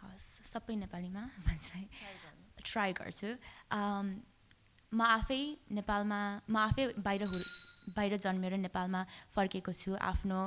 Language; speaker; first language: Nepali; early bilingual, heritage; Nepali